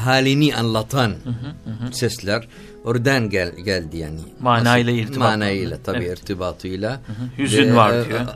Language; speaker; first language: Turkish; non-native, learner; Arabic